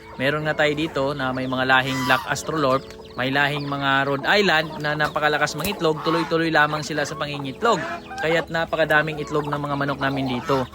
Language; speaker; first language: Filipino; non-native, local second language; Cebuano